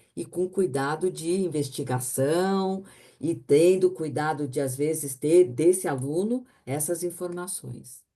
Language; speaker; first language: Portuguese; native; Portuguese